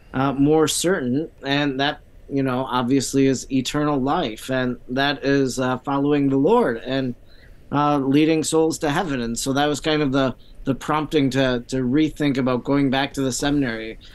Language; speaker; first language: English; native; English